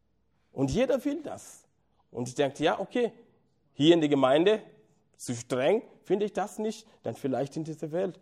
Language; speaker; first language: German; non-native, fluent; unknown